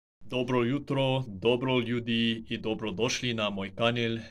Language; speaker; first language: Serbian; non-native, learner; English